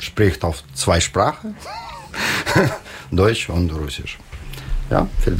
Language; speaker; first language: German; non-native, learner; Russian